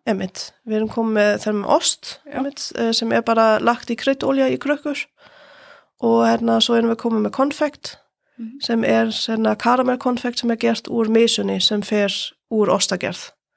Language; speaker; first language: Icelandic; non-native, fluent; German